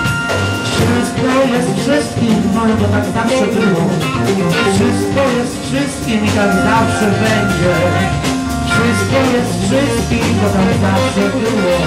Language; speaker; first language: Polish; non-native, fluent; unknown